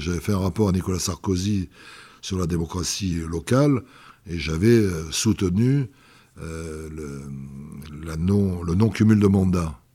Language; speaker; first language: French; native; French